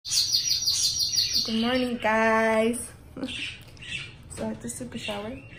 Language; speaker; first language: English; early bilingual, other home language; Spanish